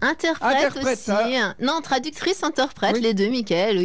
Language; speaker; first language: French; native; French